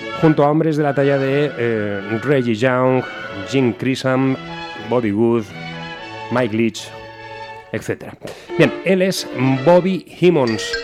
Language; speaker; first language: Spanish; native; Spanish